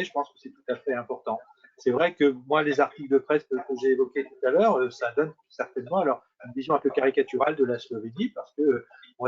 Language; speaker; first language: French; native; French